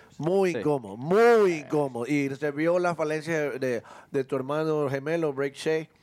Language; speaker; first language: Spanish; native; Spanish